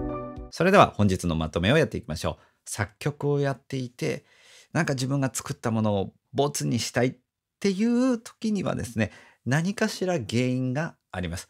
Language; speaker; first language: Japanese; native; Japanese